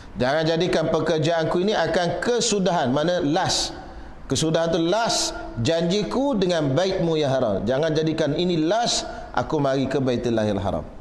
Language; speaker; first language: Malay; native; Malay